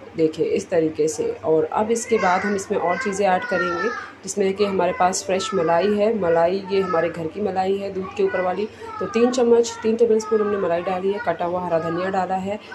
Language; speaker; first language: Hindi; native; Hindi